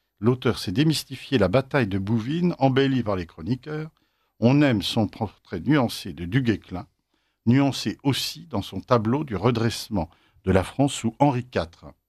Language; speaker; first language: French; native; French